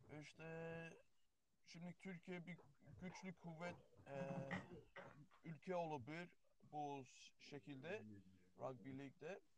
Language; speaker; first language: Turkish; early bilingual, heritage; Turkish